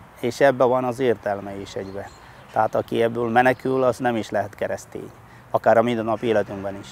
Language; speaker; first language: Hungarian; non-native, fluent; Malayalam